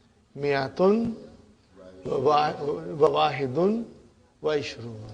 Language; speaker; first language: Arabic; non-native, fluent; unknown